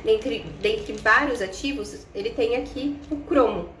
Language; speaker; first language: Portuguese; native; Portuguese